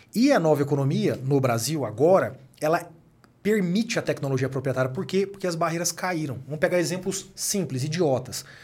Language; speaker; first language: Portuguese; native; Portuguese